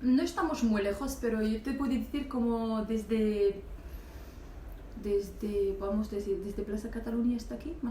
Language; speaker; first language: Spanish; non-native, local second language; Arabic